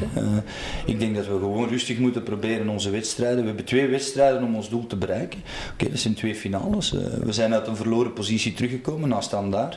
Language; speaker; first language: Dutch; native; Dutch